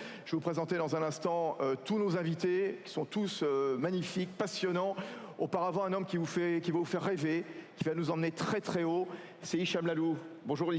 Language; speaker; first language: French; native; French